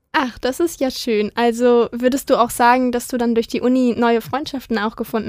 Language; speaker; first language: German; native; German